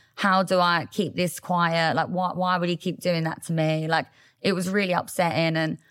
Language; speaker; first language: English; native; English